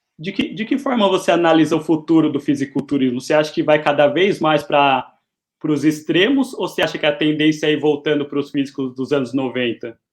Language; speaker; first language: Portuguese; native; Portuguese